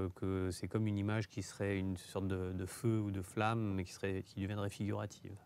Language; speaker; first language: French; native; French